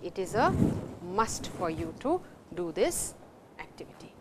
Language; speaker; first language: English; non-native, local second language; Hindi